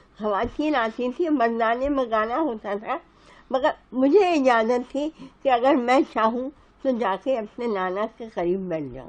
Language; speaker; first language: Urdu; native; Urdu